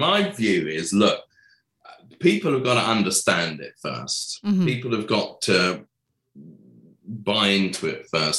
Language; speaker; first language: English; native; English